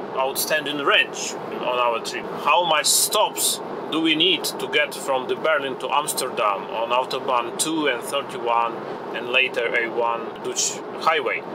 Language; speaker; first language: English; non-native, fluent; Ukrainian